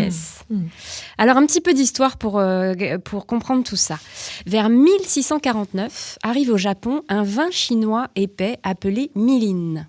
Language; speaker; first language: French; native; French